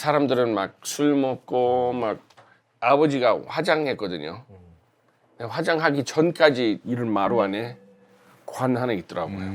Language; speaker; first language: Korean; non-native, fluent; English